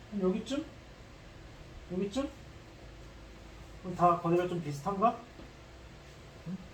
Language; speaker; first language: Korean; native; Korean